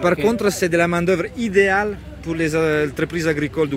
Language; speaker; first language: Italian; non-native, learner; French